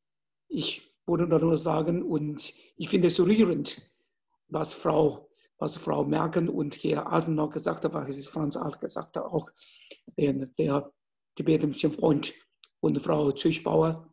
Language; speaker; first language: German; non-native, fluent; Chinese